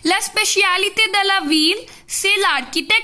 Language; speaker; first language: French; non-native, learner; Hindi